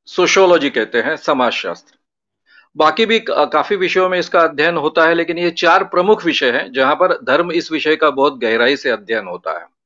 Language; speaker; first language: Hindi; non-native, local second language; Marathi